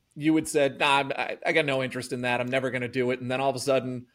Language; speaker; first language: English; native; English